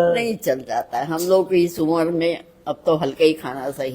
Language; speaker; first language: Hindi; native; Hindi